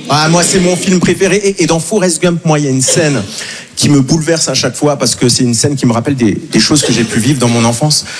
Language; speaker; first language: French; native; French